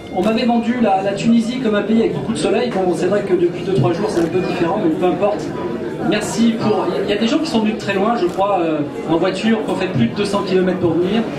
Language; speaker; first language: French; native; French